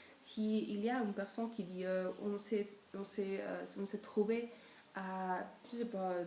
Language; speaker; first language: French; non-native, learner; Spanish